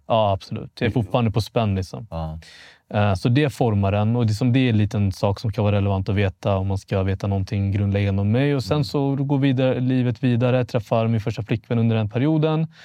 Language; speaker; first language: Swedish; early bilingual, other home language; Amharic